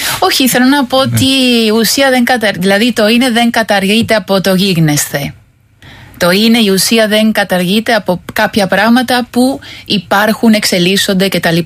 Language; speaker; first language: Greek; non-native, fluent; Spanish